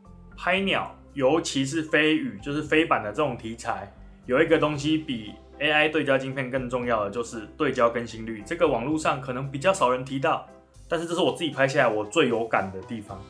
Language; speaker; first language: Chinese; native; Chinese